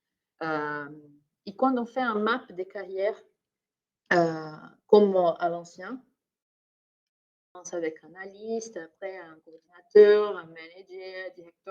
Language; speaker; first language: French; non-native, fluent; Portuguese